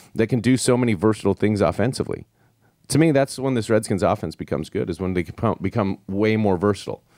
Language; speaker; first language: English; native; English